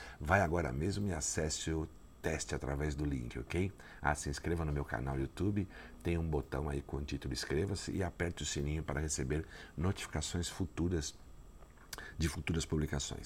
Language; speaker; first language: Portuguese; native; Portuguese